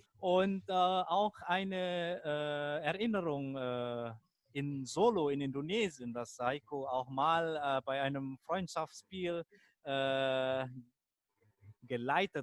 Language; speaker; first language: German; non-native, fluent; Indonesian